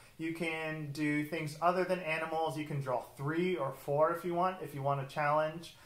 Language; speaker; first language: English; native; English